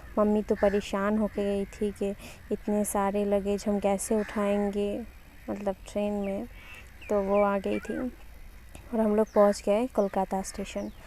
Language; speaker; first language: Hindi; non-native, local second language; Bangla